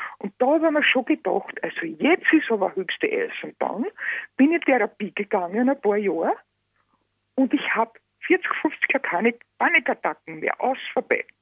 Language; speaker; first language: German; native; German